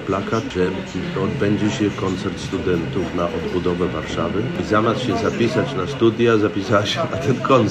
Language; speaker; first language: Polish; native; Polish